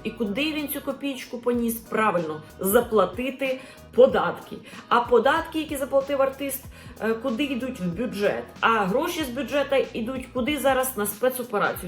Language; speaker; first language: Ukrainian; non-native, local second language; Russian